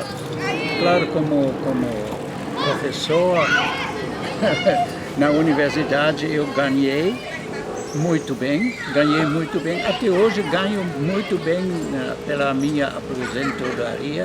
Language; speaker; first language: Portuguese; non-native, fluent; German